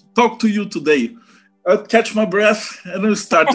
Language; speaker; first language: English; non-native, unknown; Portuguese